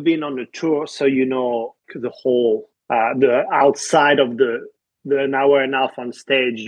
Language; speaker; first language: English; non-native, fluent; French